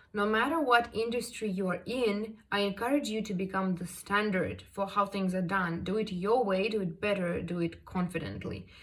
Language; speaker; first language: English; non-native, fluent; Russian